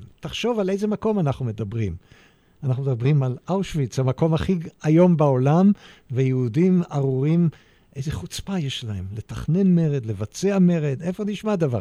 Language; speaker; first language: Hebrew; native; Hebrew